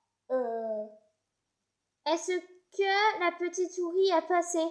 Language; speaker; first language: French; native; French